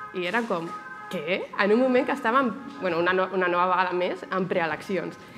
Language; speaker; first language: Catalan; native; Catalan